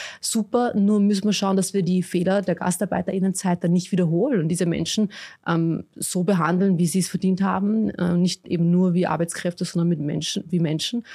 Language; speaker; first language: German; early bilingual, other home language; Bosnian